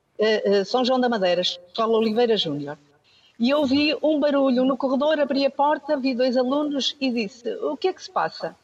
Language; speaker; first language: Portuguese; native; Portuguese